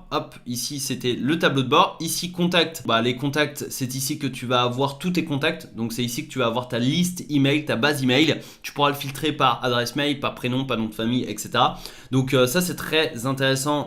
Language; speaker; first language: French; native; French